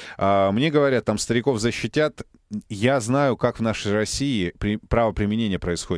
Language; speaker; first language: Russian; native; Russian